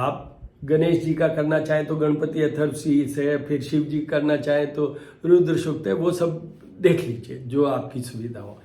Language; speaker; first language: Hindi; native; Hindi